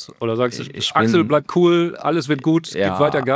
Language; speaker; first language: German; native; German